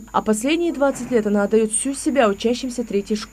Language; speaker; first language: Russian; native; Russian